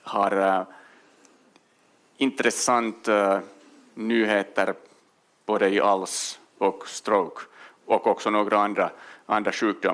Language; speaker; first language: Swedish; non-native, local second language; Finnish